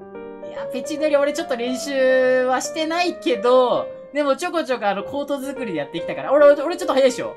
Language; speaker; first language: Japanese; native; Japanese